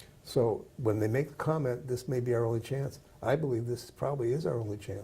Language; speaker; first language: English; native; English